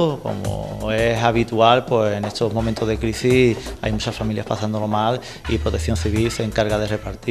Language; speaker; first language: Spanish; native; Spanish